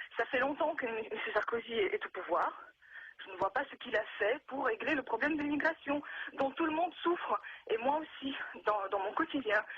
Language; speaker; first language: French; non-native, fluent; Russian